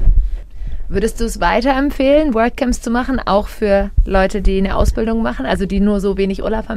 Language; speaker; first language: German; native; German